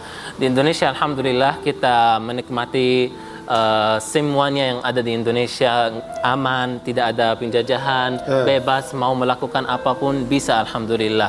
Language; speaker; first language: Indonesian; non-native, fluent; Arabic